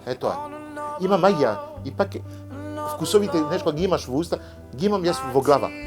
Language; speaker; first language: Macedonian; non-native, fluent; French